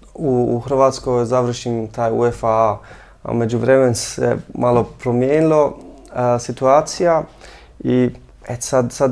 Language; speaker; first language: Croatian; early bilingual, heritage; Croatian